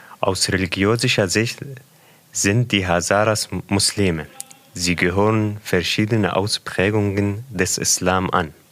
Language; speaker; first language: German; non-native, fluent; Persian